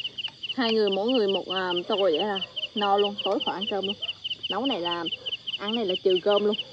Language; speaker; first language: Vietnamese; native; Vietnamese